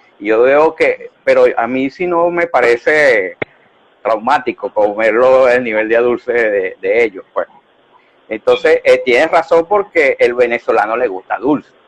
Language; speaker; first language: Spanish; native; Spanish